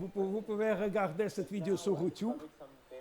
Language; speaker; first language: French; non-native, learner; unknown